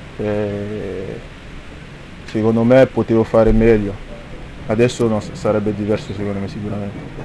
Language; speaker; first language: Italian; non-native, fluent; French